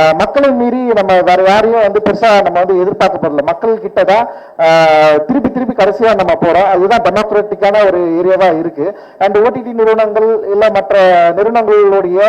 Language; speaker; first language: Tamil; native; Tamil